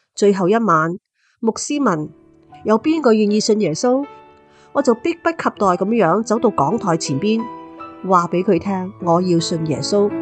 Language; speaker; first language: Chinese; non-native, local second language; Cantonese